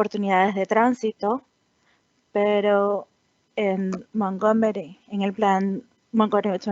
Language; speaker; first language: Spanish; non-native, fluent; English